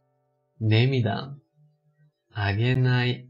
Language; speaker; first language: Japanese; non-native, fluent; Persian